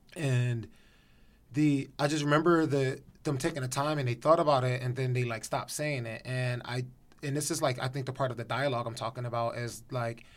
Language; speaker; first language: English; native; English